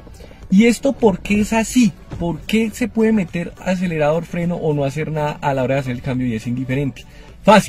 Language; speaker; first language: Spanish; native; Spanish